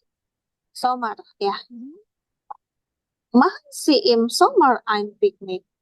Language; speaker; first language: German; non-native, learner; Indonesian